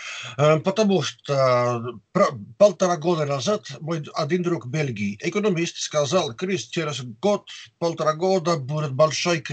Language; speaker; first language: Russian; non-native, fluent; Dutch